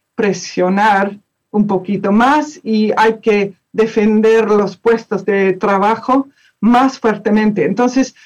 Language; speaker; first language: Spanish; non-native, fluent; English